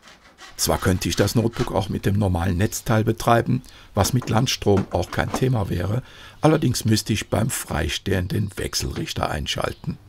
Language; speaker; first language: German; native; German